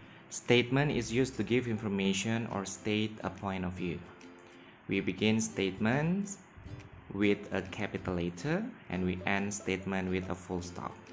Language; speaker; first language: English; non-native, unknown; Indonesian